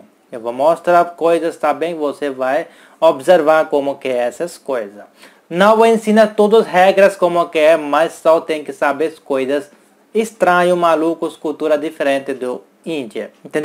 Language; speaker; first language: Portuguese; non-native, learner; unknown